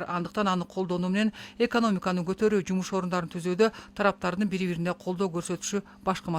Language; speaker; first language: Kyrgyz; native; Kyrgyz